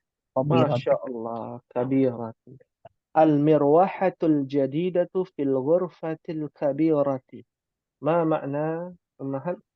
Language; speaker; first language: Arabic; non-native, fluent; Indonesian